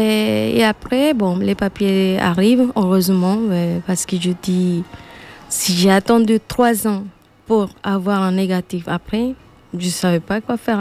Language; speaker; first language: French; non-native, fluent; Spanish